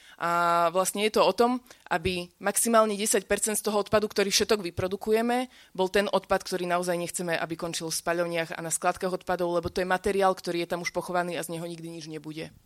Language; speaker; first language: Slovak; native; Slovak